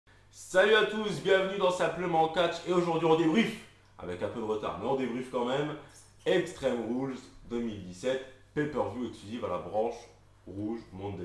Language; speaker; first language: French; native; French